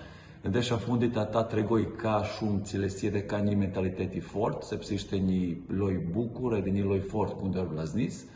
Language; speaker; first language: Albanian; non-native, learner; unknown